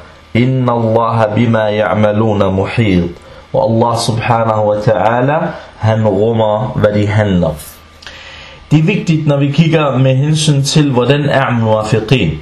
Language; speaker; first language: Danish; non-native, fluent; Arabic